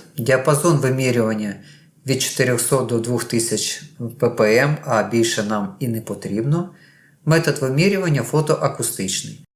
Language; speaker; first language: Ukrainian; non-native, local second language; Russian